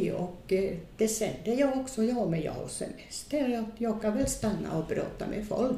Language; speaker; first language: Swedish; non-native, fluent; Finnish